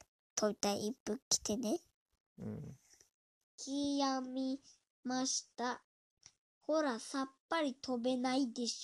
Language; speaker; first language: Japanese; non-native, learner; Indonesian